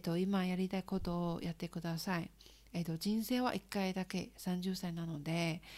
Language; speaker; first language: Japanese; non-native, learner; Chinese